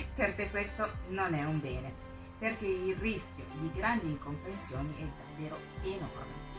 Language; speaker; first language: Italian; non-native, fluent; French